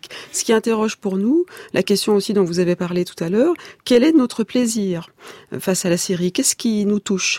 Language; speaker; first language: French; native; French